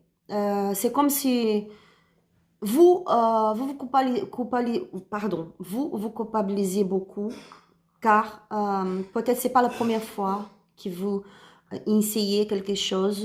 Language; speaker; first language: French; non-native, learner; Spanish